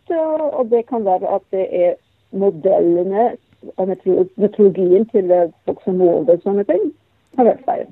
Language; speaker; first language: Norwegian; non-native, fluent; English